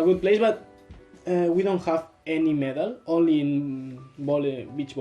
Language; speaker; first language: English; non-native, learner; Spanish